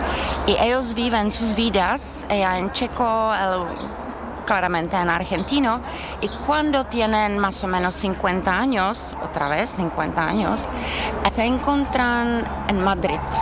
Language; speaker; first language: Spanish; non-native, fluent; Czech